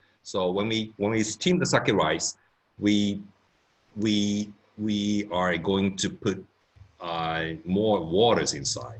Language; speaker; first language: English; non-native, fluent; Japanese